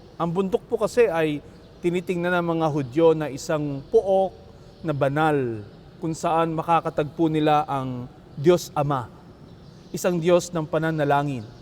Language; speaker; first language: Filipino; native; Filipino